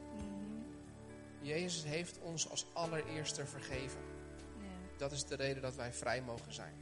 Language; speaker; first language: Dutch; native; Dutch